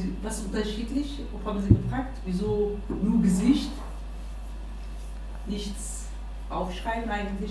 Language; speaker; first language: German; non-native, learner; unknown